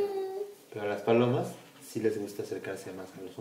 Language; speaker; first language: Spanish; native; Spanish